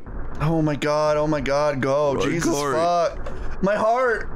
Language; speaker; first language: English; native; English